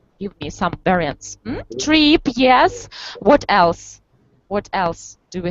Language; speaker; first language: English; non-native, fluent; Russian